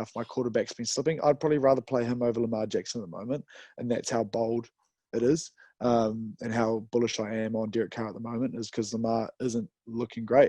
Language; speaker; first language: English; native; English